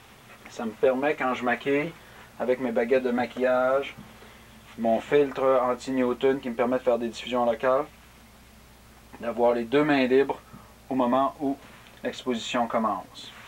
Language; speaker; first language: French; native; French